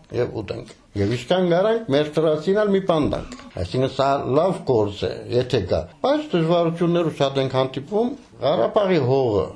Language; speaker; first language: Armenian; early bilingual, heritage; Armenian